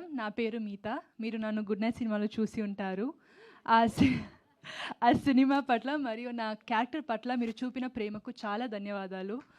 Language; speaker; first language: Telugu; non-native, learner; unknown